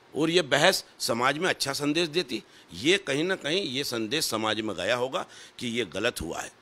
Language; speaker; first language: Hindi; native; Hindi